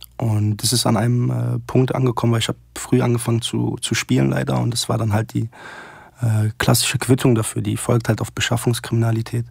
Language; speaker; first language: German; early bilingual, other home language; Arabic